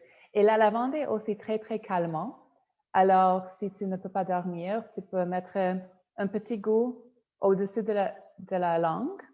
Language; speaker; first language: French; non-native, fluent; Polish